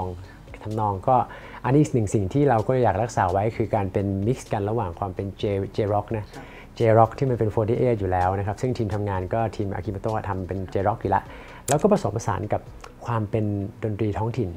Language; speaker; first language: Thai; native; Thai